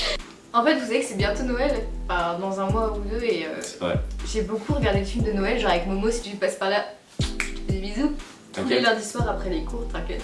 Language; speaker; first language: French; native; French